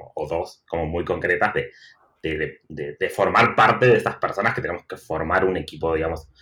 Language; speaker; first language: Spanish; native; Spanish